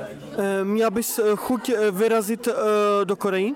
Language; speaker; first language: Czech; native; Czech